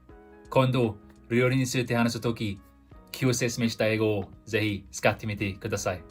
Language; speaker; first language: Japanese; non-native, fluent; English